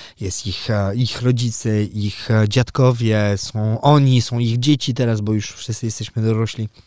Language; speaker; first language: Polish; early bilingual, heritage; Polish